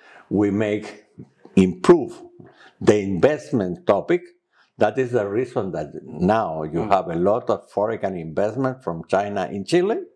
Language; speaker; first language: English; non-native, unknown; Spanish